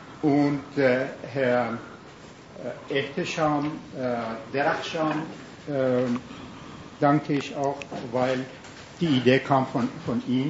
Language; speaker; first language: German; non-native, fluent; Persian